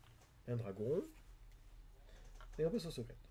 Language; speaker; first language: French; native; French